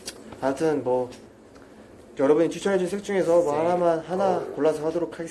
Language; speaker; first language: Korean; native; Korean